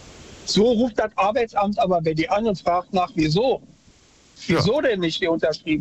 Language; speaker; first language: German; native; German